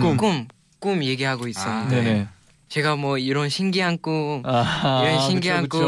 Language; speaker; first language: Korean; non-native, learner; Chinese